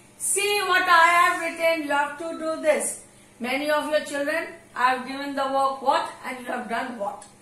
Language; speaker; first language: English; non-native, local second language; Hindi